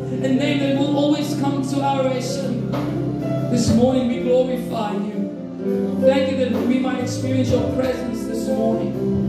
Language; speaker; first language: English; non-native, local second language; Afrikaans